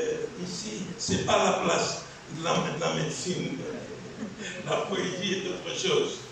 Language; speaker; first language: French; non-native, local second language; Arabic